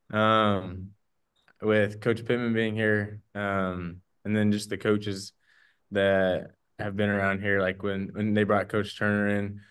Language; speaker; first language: English; native; English